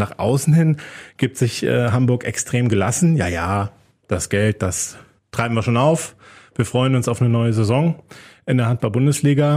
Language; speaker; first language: German; native; German